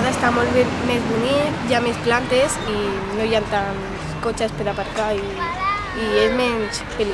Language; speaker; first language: Catalan; non-native, local second language; Spanish